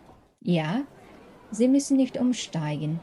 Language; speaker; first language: German; non-native, fluent; Mongolian